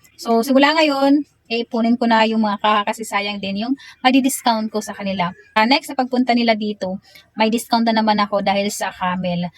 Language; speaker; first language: Filipino; native; Filipino